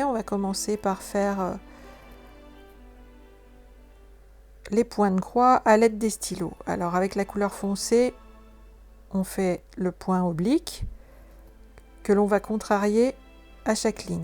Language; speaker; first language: French; native; French